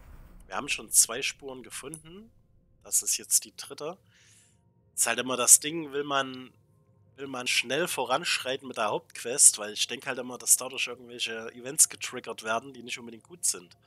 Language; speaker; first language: German; native; German